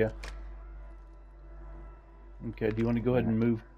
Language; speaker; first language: English; native; English